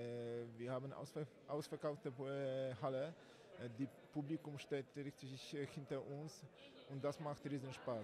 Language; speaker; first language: German; non-native, fluent; Polish